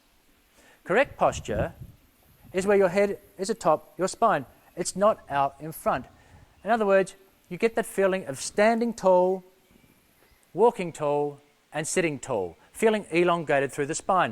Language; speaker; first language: English; native; English